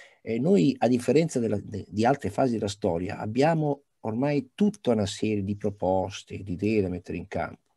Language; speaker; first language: Italian; native; Italian